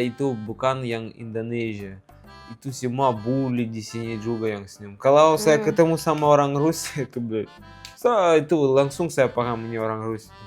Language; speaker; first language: Indonesian; non-native, learner; Russian